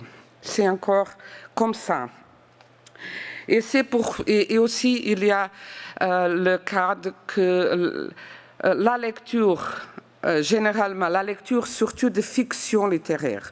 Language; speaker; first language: French; non-native, fluent; Portuguese